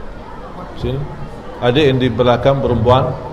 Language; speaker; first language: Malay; non-native, fluent; Arabic